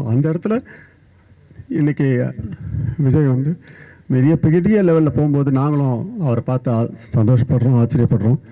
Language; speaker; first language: Tamil; native; Tamil